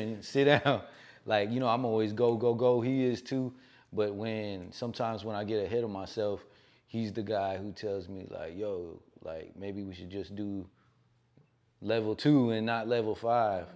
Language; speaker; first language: English; native; English